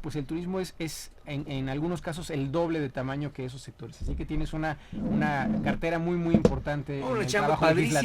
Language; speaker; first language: Spanish; native; Spanish